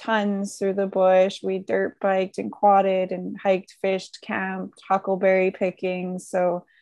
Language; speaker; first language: English; native; English